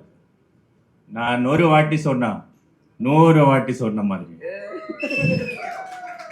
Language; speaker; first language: Tamil; non-native, local second language; Malayalam